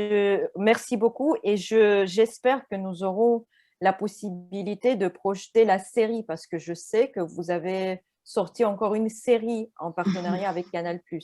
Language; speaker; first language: French; non-native, fluent; Russian